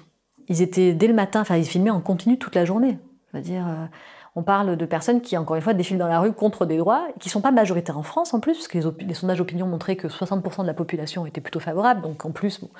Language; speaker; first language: French; native; French